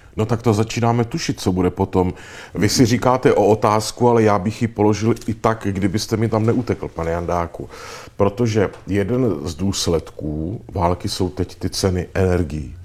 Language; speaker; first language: Czech; native; Czech